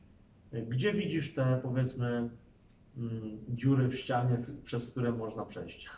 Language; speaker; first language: Polish; native; Polish